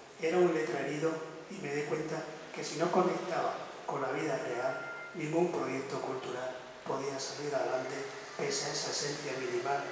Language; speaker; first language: Spanish; non-native, local second language; Basque